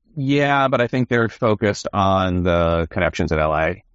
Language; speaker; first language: English; native; English